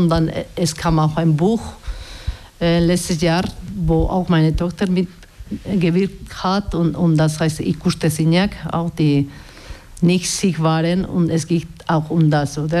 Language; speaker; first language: German; non-native, learner; Basque